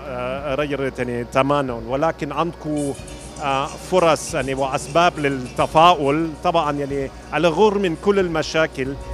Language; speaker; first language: Arabic; non-native, fluent; German